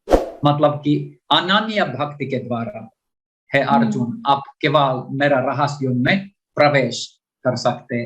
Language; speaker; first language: Hindi; non-native, learner; Finnish